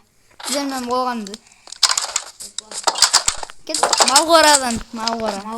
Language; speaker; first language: Kazakh; native; Kazakh